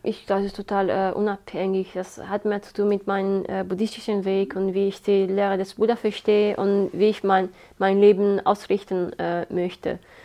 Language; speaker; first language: German; non-native, fluent; Spanish